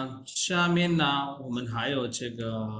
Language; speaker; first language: Chinese; non-native, fluent; Urdu